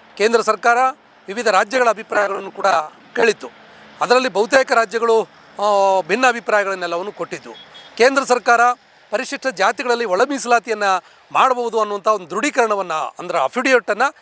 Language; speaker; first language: Kannada; non-native, local second language; Lambadi